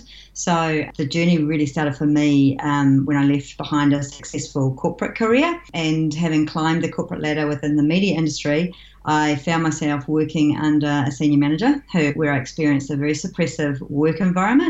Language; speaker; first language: English; native; English